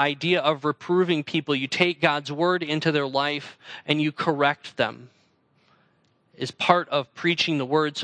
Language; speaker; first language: English; native; English